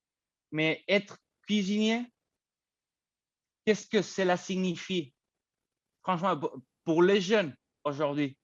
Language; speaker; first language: French; non-native, fluent; Spanish